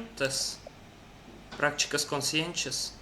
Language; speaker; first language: Portuguese; non-native, learner; Russian